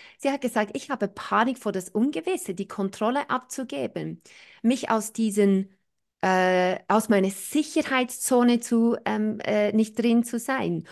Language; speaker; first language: German; non-native, fluent; English